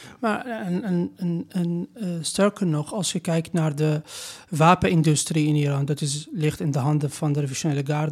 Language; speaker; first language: Dutch; non-native, learner; Persian